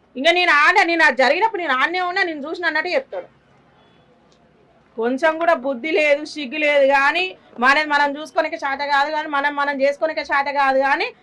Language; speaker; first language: Telugu; native; Telugu